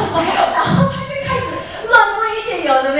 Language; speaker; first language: Chinese; early bilingual, heritage; Chinese